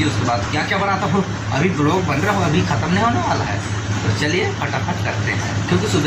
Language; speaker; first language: Hindi; non-native, local second language; Chhattisgarhi